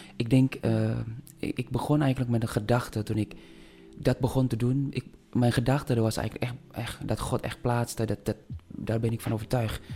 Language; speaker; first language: Dutch; non-native, fluent; Indonesian